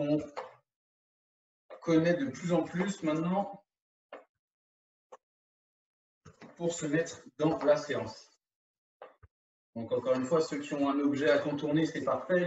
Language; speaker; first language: French; native; French